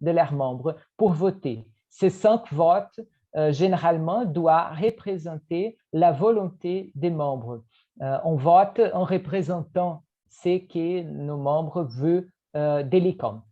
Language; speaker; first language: French; non-native, fluent; Portuguese